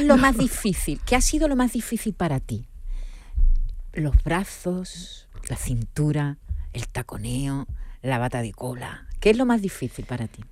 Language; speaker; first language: Spanish; native; Spanish